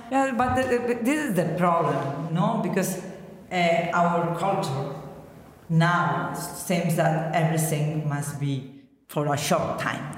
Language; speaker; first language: English; non-native, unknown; Catalan